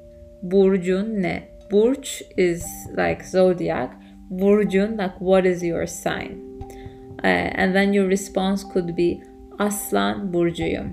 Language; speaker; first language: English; non-native, fluent; Turkish